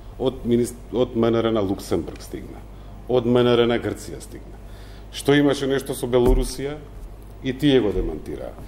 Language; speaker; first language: Macedonian; native; Macedonian